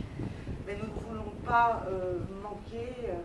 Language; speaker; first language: French; native; French